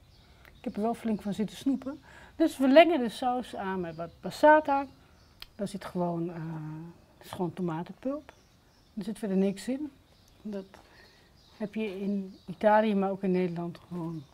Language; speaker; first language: Dutch; native; Dutch